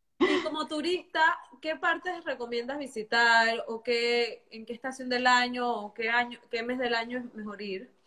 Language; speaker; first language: Spanish; native; Spanish